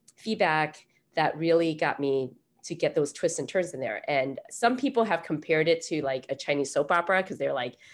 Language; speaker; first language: English; native; English